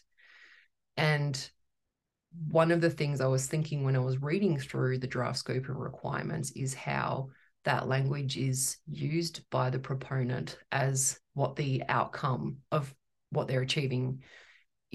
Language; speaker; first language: English; native; English